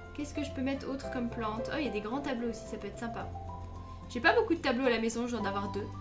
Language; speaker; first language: French; native; French